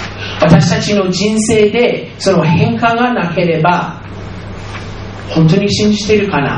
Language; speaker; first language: Japanese; non-native, fluent; English